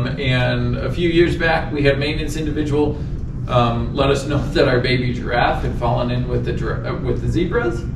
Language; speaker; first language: English; native; English